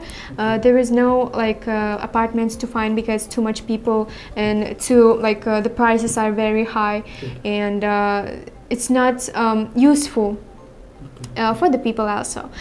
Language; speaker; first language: English; non-native, learner; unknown